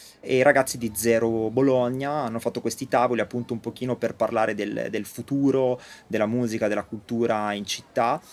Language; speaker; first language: Italian; native; Italian